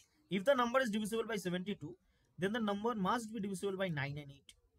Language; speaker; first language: English; non-native, local second language; Bangla